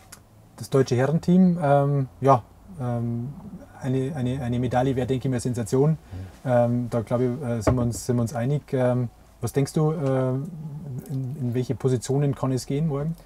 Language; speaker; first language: German; native; German